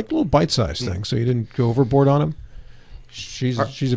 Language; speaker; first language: English; native; English